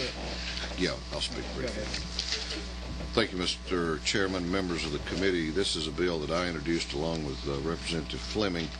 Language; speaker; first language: English; native; English